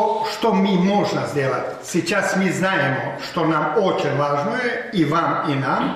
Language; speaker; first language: Russian; non-native, learner; Croatian